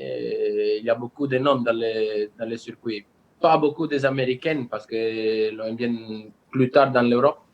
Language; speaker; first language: French; non-native, learner; Italian